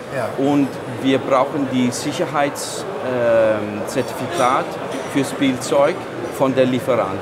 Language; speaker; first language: German; non-native, fluent; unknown